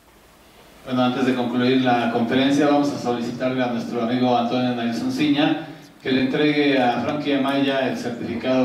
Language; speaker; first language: Spanish; native; Spanish